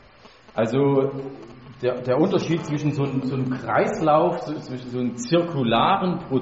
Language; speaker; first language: German; native; German